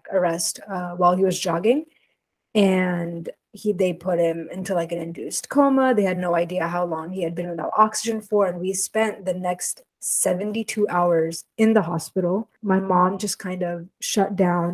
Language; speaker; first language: English; native; English